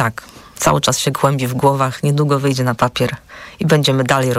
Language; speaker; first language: Polish; native; Polish